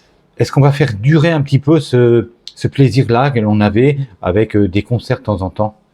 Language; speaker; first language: French; native; French